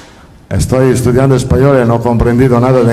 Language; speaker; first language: Spanish; non-native, learner; Italian